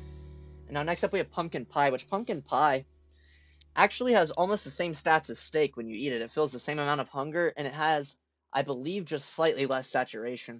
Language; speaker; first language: English; native; English